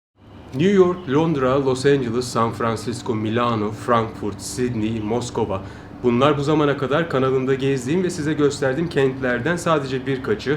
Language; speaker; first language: Turkish; native; Turkish